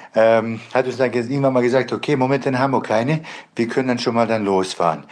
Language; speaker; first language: German; non-native, fluent; Bosnian